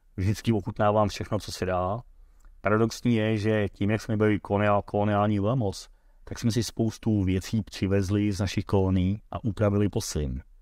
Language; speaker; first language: Czech; early bilingual, heritage; Dutch